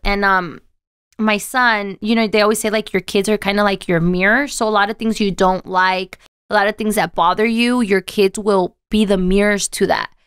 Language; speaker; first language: English; early bilingual, other home language; Spanish